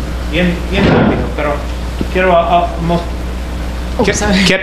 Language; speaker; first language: Spanish; non-native, fluent; English